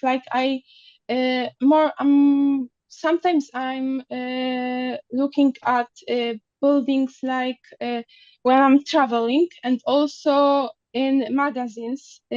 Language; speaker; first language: English; non-native, learner; Polish